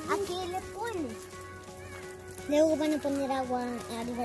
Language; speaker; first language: Spanish; early bilingual, heritage; Spanish